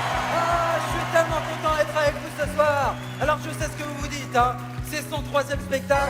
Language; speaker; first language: French; native; French